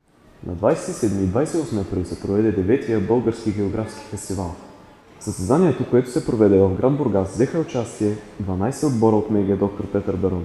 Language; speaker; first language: Bulgarian; native; Bulgarian